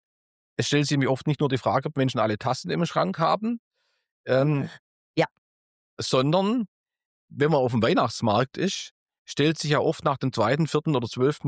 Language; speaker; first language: German; native; German